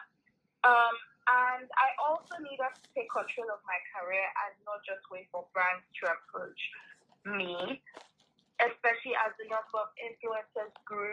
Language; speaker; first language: English; non-native, local second language; Yoruba